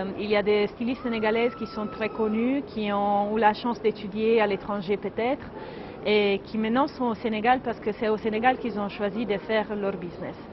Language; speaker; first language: French; non-native, fluent; Italian